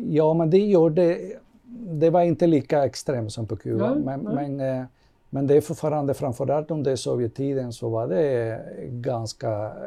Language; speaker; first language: Swedish; non-native, fluent; Spanish